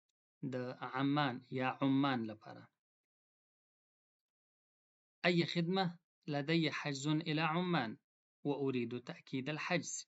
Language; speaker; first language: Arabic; non-native, fluent; Pashto